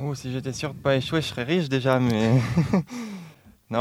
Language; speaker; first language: French; native; French